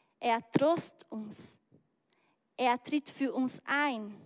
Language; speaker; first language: German; non-native, learner; Portuguese